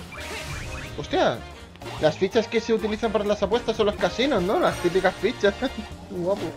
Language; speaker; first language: Spanish; native; Spanish